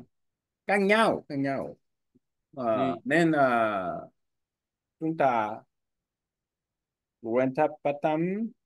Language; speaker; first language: Vietnamese; non-native, learner; Korean